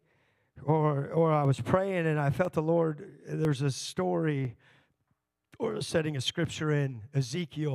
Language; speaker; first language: English; native; English